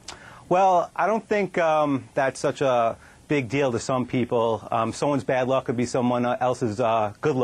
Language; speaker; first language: English; native; English